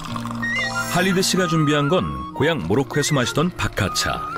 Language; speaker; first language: Korean; native; Korean